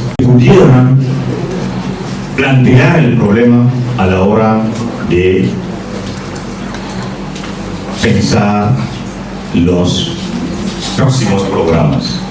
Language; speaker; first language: Spanish; non-native, fluent; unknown